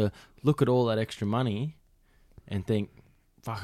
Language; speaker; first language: English; native; English